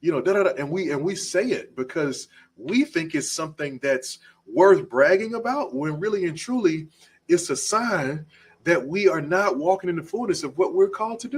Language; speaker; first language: English; native; English